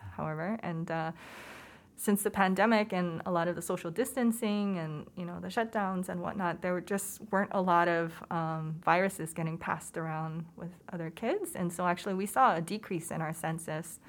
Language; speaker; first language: English; native; English